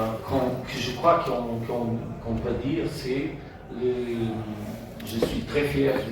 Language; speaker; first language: French; non-native, fluent; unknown